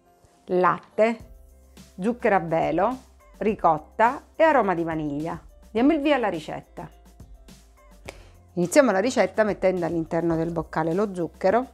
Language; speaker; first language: Italian; native; Italian